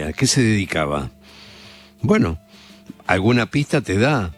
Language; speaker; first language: Spanish; native; Spanish